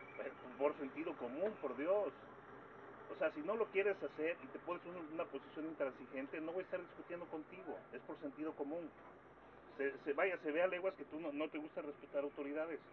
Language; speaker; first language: Spanish; native; Spanish